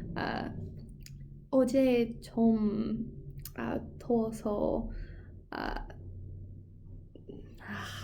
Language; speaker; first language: Korean; non-native, learner; English